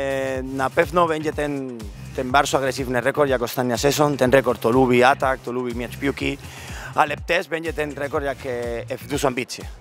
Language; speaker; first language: Polish; non-native, learner; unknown